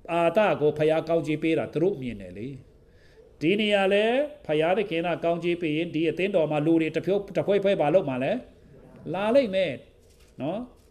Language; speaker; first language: Burmese; non-native, local second language; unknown